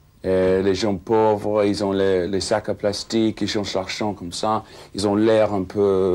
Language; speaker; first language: French; non-native, fluent; English